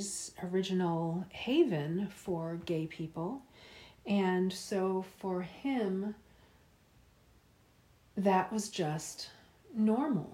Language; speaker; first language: English; native; English